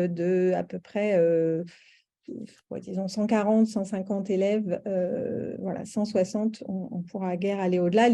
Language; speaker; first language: French; native; French